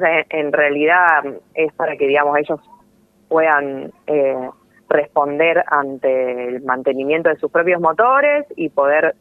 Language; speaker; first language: Spanish; native; Spanish